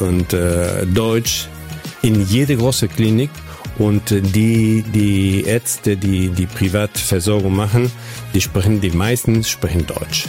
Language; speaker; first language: German; non-native, fluent; Spanish